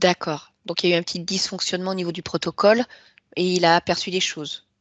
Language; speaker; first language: French; native; French